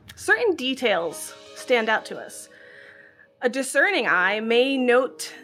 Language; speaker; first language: English; non-native, fluent; Hebrew